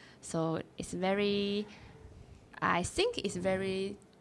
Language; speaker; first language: English; non-native, learner; Chinese